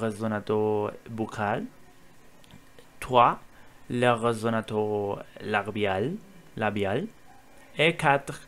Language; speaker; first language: French; non-native, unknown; Spanish